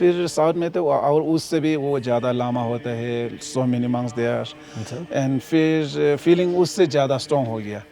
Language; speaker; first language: Hindi; non-native, local second language; Ladakhi